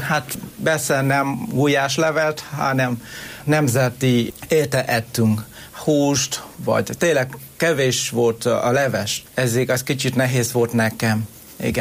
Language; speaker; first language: Hungarian; non-native, learner; Vietnamese